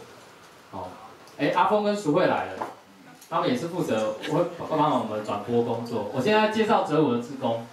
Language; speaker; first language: Chinese; native; Chinese